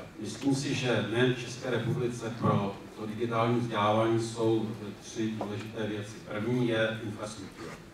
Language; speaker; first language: Czech; native; Czech